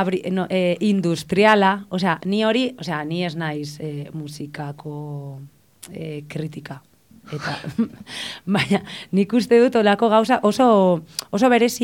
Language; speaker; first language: Basque; non-native, local second language; Spanish